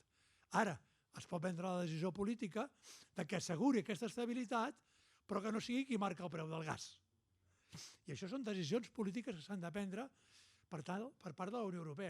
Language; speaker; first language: Catalan; native; Catalan